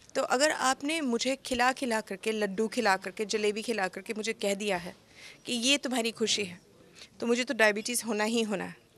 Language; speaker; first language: Hindi; native; Hindi